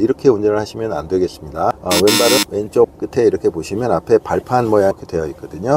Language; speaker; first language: Korean; native; Korean